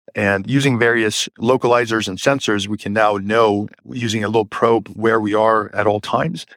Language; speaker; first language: English; early bilingual, other home language; Persian